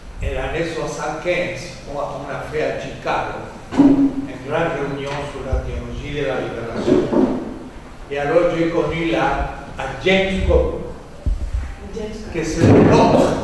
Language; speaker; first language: French; non-native, fluent; Spanish